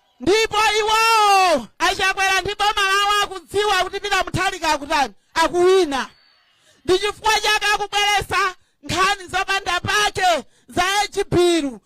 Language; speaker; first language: Nyanja; native; Nyanja